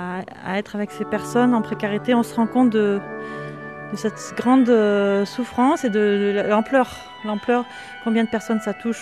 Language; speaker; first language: French; native; French